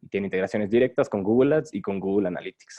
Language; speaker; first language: Spanish; native; Spanish